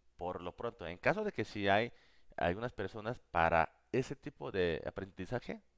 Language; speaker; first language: Spanish; non-native, fluent; Korean